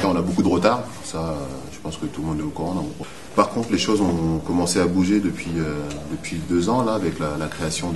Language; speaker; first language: French; native; French